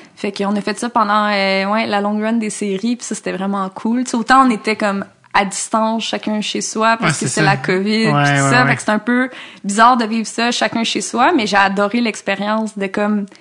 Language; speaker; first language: French; native; French